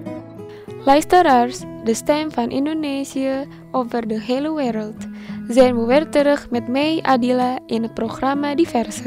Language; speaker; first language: Dutch; non-native, fluent; Indonesian